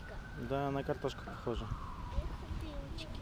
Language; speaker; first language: Russian; native; Russian